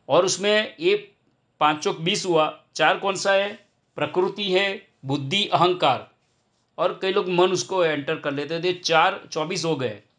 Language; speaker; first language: Hindi; non-native, local second language; Gujarati